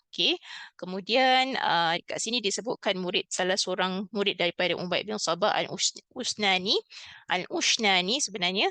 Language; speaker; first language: Malay; native; Malay